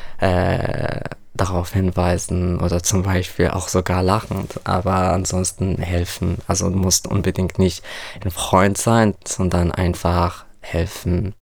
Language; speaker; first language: German; non-native, fluent; Arabic